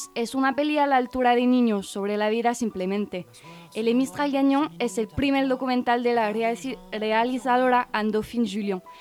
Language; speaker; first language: Spanish; non-native, fluent; French